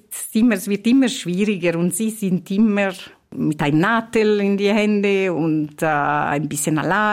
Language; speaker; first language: German; non-native, learner; Italian